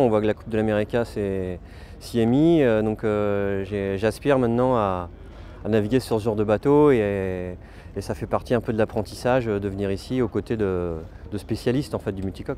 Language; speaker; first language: French; native; French